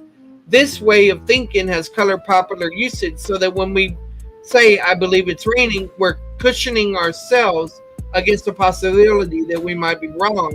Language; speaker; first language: English; native; English